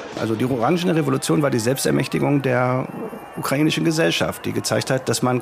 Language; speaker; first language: German; native; German